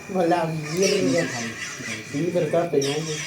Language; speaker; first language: Spanish; native; Spanish